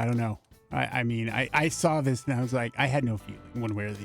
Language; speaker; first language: English; native; English